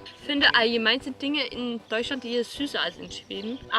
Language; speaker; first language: German; non-native, fluent; Swedish